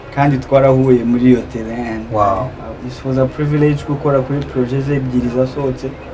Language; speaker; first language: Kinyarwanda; native; Kinyarwanda